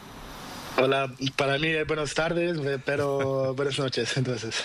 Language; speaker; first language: Spanish; non-native, learner; Portuguese